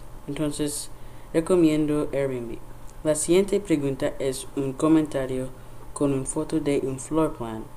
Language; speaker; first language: Spanish; non-native, learner; English